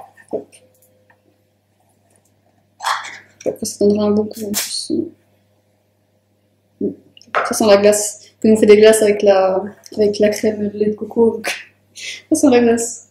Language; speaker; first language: French; native; French